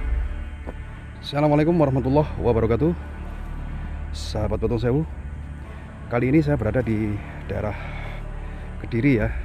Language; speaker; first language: Indonesian; native; Indonesian